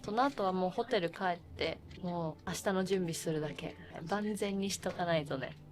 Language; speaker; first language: Japanese; native; Japanese